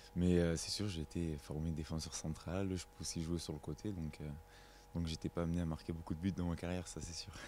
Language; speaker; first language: French; native; French